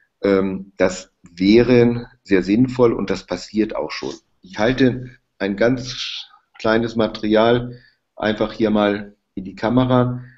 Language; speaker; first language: German; native; German